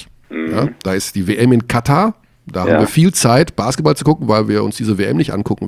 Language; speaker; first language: German; native; German